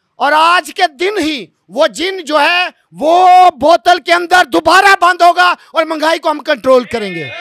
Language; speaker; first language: Urdu; non-native, local second language; Punjabi